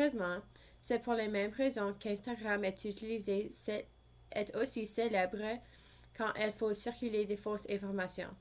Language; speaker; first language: French; non-native, fluent; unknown